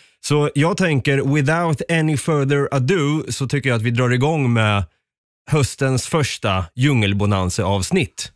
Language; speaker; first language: Swedish; native; Swedish